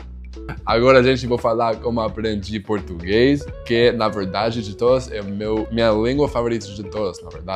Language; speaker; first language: Portuguese; non-native, learner; English